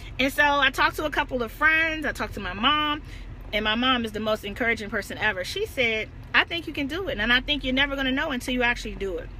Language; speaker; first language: English; native; English